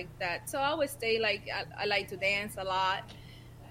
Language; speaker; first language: English; non-native, fluent; Spanish